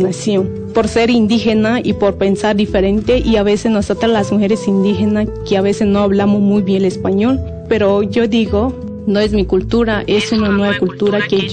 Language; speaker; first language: Spanish; non-native, local second language; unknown